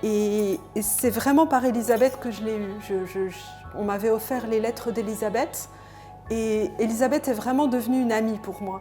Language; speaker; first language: French; native; French